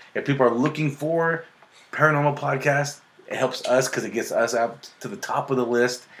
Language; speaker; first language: English; native; English